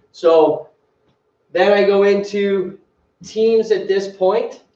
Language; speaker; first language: English; native; English